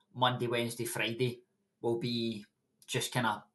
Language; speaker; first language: English; native; English